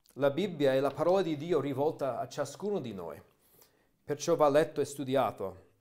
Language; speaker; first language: Italian; non-native, fluent; English